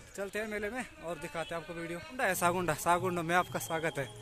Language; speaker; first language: Hindi; native; Hindi